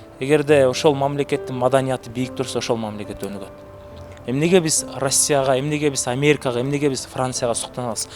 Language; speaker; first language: Kyrgyz; native; Kyrgyz